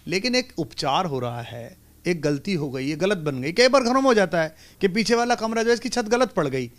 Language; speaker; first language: Hindi; native; Hindi